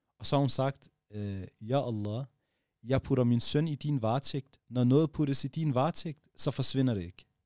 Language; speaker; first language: Danish; early bilingual, other home language; Arabic